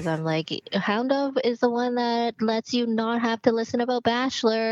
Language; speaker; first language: English; non-native, local second language; Cantonese